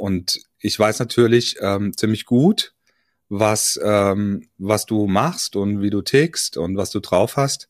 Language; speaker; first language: German; native; German